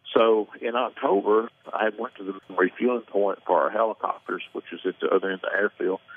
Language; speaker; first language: English; native; English